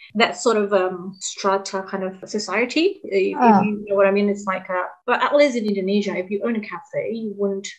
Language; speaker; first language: English; early bilingual, other home language; Indonesian